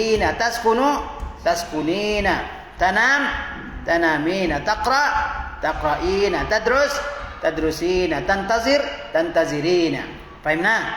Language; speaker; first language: Arabic; non-native, fluent; Indonesian